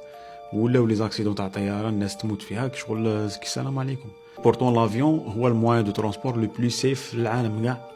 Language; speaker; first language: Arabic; native; Arabic